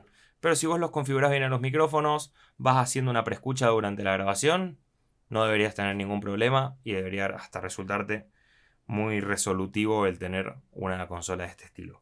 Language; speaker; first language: Spanish; native; Spanish